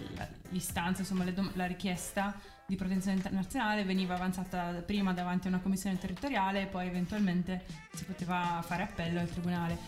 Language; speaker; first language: Italian; early bilingual, other home language; Arabic